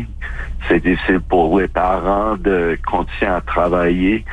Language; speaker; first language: French; non-native, local second language; English